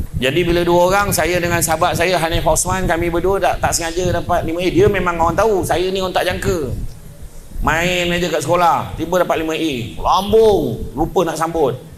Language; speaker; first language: Malay; native; Malay